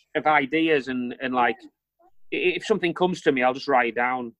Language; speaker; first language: English; native; English